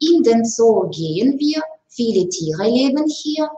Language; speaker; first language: German; non-native, fluent; Russian